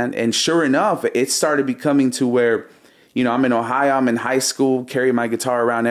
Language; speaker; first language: English; early bilingual, other home language; Spanish